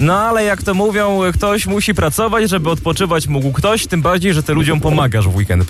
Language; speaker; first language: Polish; native; Polish